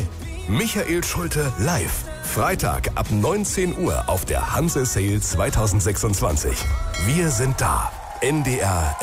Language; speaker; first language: German; native; German